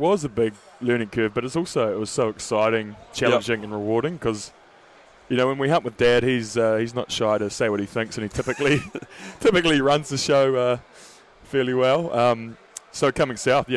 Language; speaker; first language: English; native; English